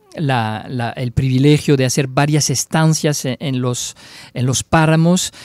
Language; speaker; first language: Spanish; non-native, fluent; French